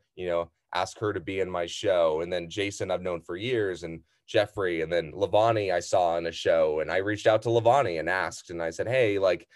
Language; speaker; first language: English; native; English